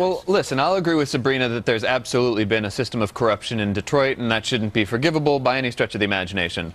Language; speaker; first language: English; native; English